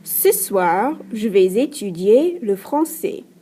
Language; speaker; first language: French; non-native, fluent; English